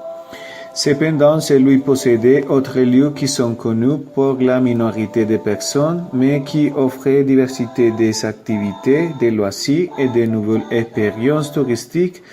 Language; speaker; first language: French; non-native, learner; Spanish